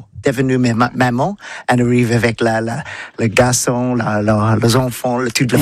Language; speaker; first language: French; non-native, learner; English